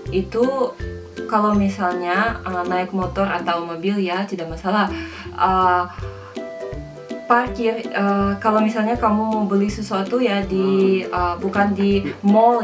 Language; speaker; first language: Indonesian; non-native, fluent; Russian